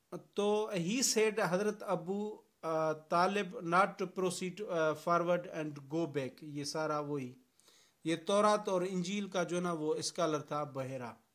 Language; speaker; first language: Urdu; non-native, local second language; Sindhi